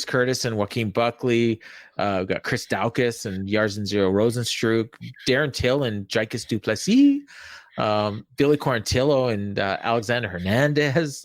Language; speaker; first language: English; native; English